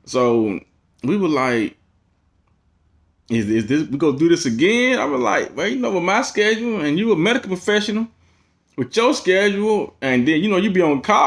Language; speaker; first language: English; native; English